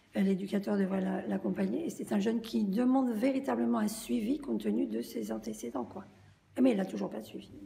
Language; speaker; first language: French; native; French